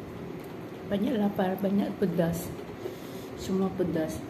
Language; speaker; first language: Indonesian; non-native, learner; Filipino